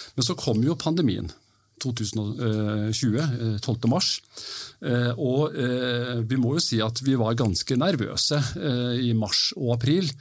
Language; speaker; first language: Norwegian; early bilingual, heritage; Norwegian